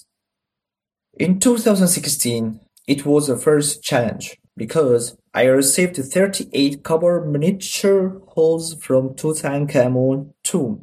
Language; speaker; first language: English; non-native, learner; Arabic